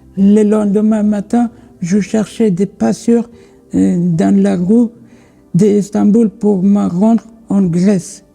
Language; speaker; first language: French; non-native, learner; Persian